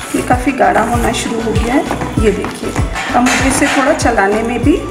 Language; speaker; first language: Hindi; native; Hindi